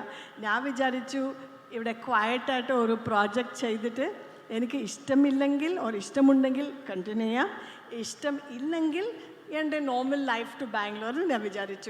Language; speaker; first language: Malayalam; non-native, local second language; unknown